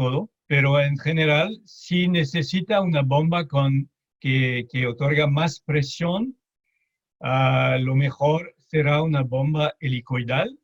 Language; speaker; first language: Spanish; non-native, fluent; French